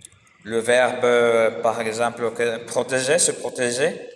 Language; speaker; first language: French; non-native, learner; Spanish